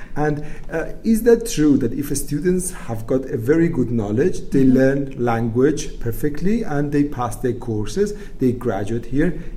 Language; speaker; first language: English; non-native, fluent; Persian